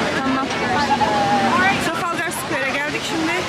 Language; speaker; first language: Turkish; native; Turkish